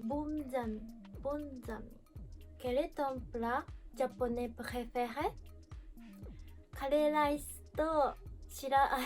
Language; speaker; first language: French; non-native, learner; Japanese